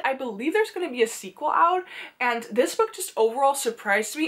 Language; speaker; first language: English; non-native, fluent; Dutch